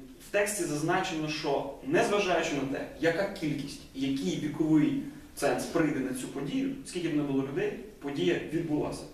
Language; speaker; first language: Ukrainian; native; Ukrainian